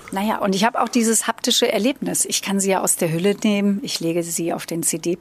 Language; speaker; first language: German; native; German